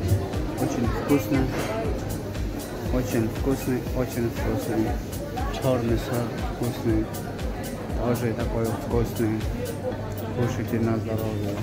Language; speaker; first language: Russian; non-native, learner; Azerbaijani